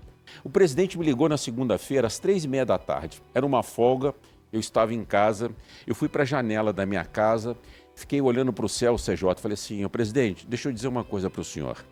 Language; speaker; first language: Portuguese; native; Portuguese